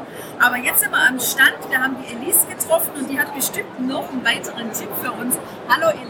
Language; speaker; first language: German; native; German